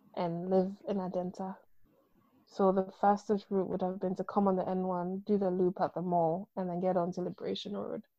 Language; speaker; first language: English; non-native, local second language; Akan